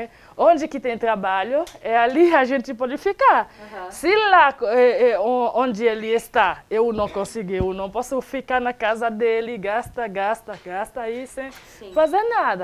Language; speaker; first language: Portuguese; non-native, learner; Haitian Creole